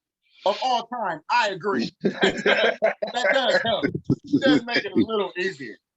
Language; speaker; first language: English; native; English